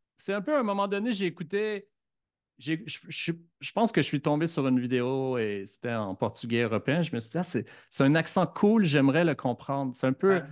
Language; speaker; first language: French; native; French